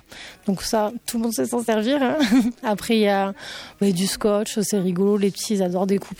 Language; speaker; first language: French; native; French